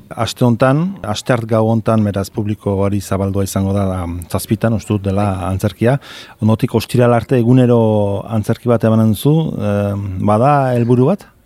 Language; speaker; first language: Basque; native; Basque